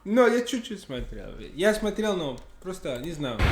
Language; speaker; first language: Russian; non-native, fluent; English